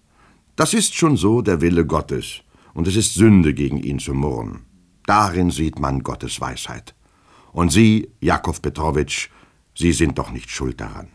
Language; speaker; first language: German; native; German